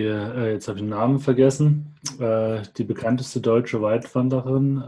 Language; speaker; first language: German; native; German